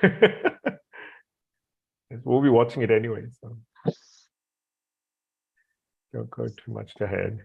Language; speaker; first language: English; non-native, fluent; Korean